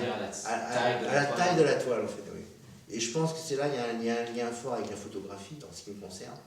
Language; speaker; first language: French; early bilingual, other home language; Korean